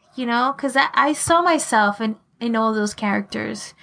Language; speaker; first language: English; non-native, fluent; Spanish